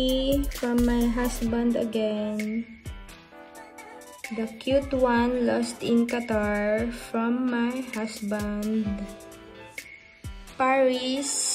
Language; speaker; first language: English; non-native, local second language; Filipino